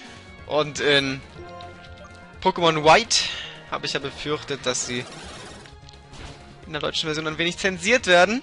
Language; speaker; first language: German; native; German